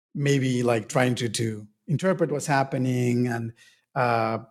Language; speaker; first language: English; non-native, fluent; Spanish